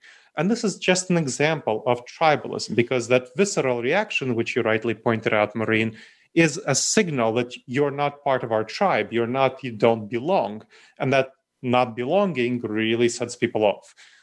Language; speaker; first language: English; early bilingual, other home language; Romanian